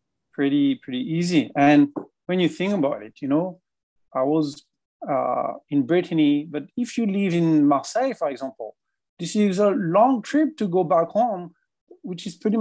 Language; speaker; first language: English; non-native, fluent; French